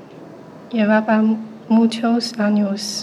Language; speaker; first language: Spanish; non-native, learner; Chinese